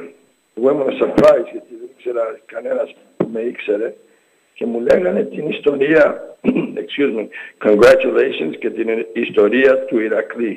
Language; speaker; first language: Greek; early bilingual, heritage; English